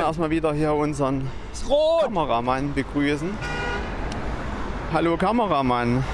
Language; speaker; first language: German; native; German